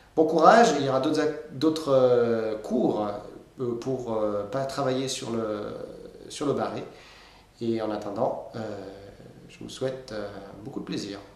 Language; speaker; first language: French; native; French